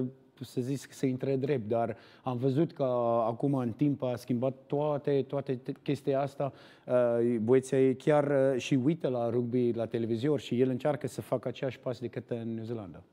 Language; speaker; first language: Romanian; non-native, learner; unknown